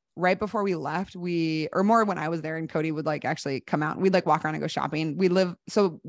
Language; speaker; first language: English; native; English